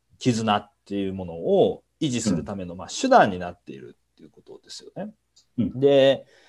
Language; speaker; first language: Japanese; native; Japanese